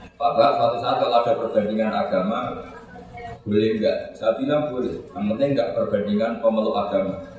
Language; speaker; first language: Indonesian; native; Indonesian